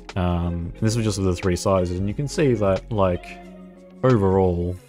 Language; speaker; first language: English; native; English